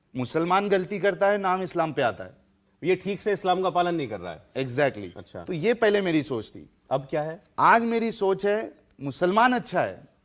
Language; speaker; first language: Hindi; native; Hindi